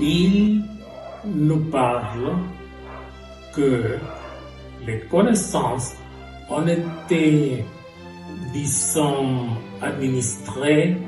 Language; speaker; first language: French; non-native, fluent; Spanish